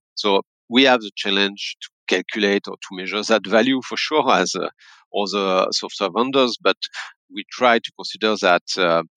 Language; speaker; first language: English; non-native, fluent; French